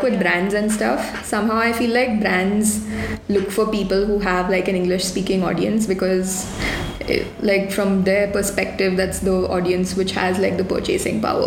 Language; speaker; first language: English; non-native, local second language; Hindi